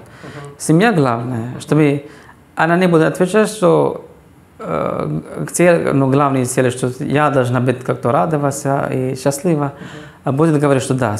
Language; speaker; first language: Russian; non-native, fluent; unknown